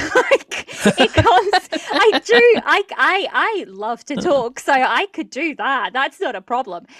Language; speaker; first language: English; early bilingual, other home language; Portuguese